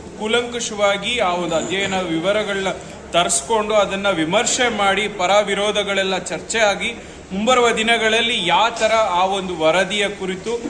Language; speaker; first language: Kannada; native; Kannada